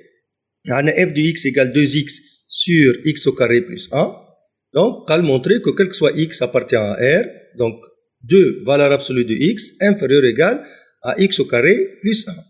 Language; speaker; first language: French; non-native, local second language; Arabic